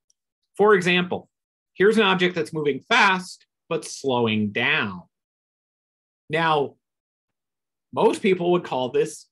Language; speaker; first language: English; native; English